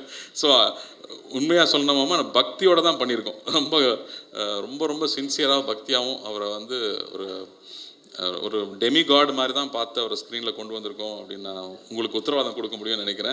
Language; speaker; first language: Tamil; native; Tamil